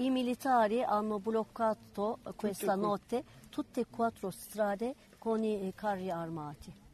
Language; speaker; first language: Italian; non-native, learner; Kurdish